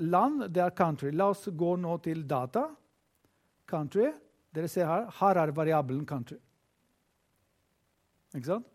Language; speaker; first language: Norwegian; non-native, fluent; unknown